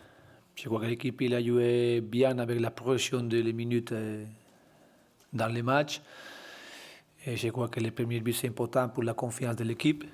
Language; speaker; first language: French; non-native, learner; Spanish